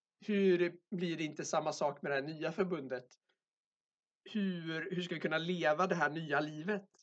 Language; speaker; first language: Swedish; native; Swedish